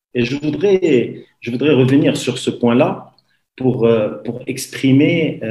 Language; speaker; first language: French; non-native, local second language; Arabic